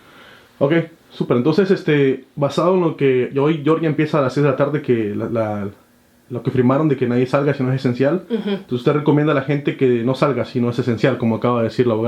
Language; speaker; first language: Spanish; native; Spanish